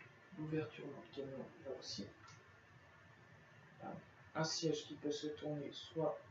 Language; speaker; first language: French; native; French